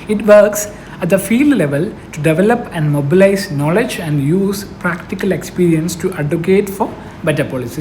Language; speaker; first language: English; non-native, local second language; Malayalam